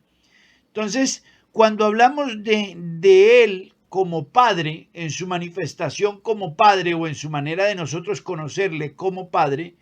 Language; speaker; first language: Spanish; native; Spanish